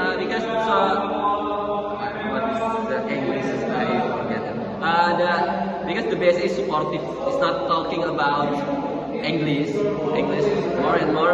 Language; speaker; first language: English; non-native, learner; Indonesian